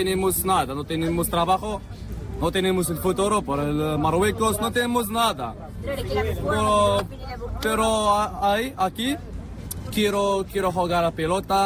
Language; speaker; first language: Spanish; non-native, learner; Arabic